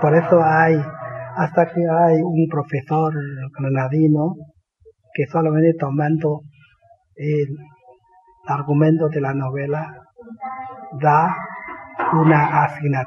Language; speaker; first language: Spanish; non-native, fluent; Chinese